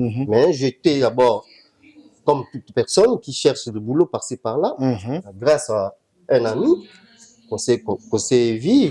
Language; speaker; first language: French; non-native, local second language; Lingala